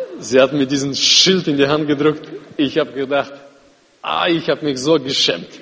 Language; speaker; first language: German; non-native, fluent; Russian